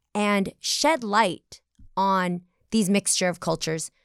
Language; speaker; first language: English; early bilingual, other home language; Vietnamese